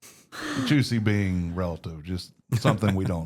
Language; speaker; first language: English; native; English